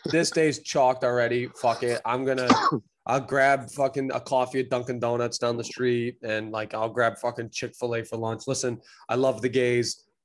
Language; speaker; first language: English; native; English